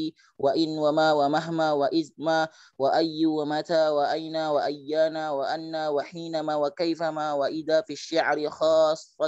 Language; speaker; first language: Arabic; non-native, learner; Indonesian